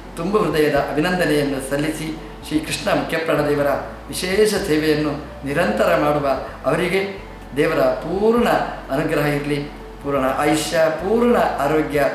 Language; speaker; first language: Kannada; non-native, local second language; Tulu